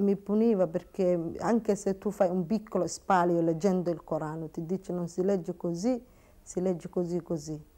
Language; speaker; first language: Italian; non-native, learner; Somali